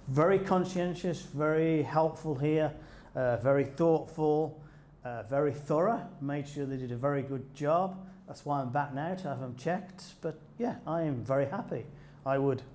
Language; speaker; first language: English; native; English